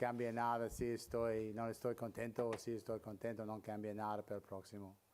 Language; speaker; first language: Spanish; non-native, learner; English